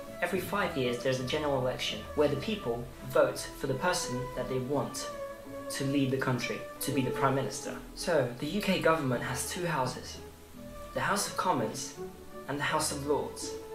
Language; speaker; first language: English; early bilingual, other home language; Russian